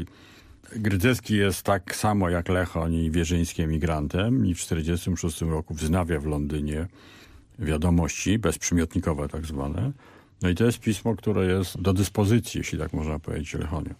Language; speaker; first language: Polish; native; Polish